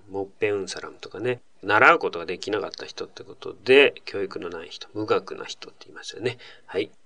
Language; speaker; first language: Japanese; native; Japanese